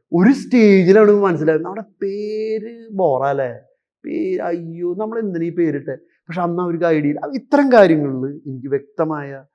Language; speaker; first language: Malayalam; native; Malayalam